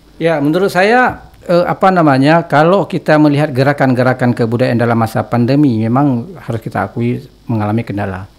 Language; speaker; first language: Indonesian; non-native, local second language; Achinese